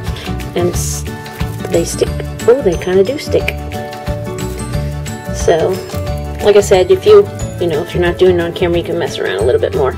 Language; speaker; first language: English; native; English